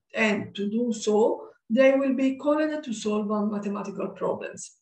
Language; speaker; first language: English; non-native, learner; Italian